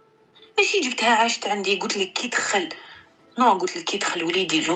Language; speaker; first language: Arabic; native; Arabic